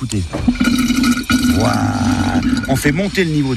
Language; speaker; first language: French; native; French